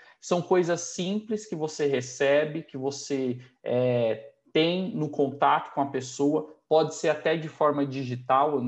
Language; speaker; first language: Portuguese; native; Portuguese